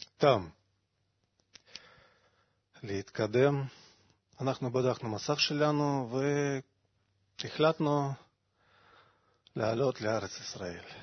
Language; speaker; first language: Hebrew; non-native, learner; Russian